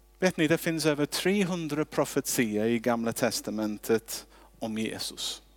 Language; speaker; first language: Swedish; non-native, fluent; English